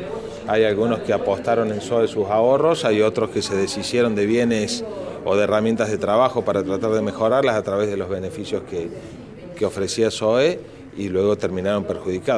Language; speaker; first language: Spanish; native; Spanish